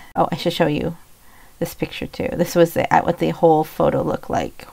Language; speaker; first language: English; native; English